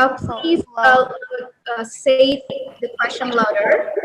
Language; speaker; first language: English; non-native, learner; Indonesian